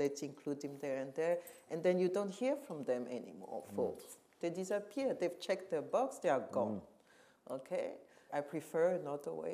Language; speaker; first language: English; non-native, local second language; French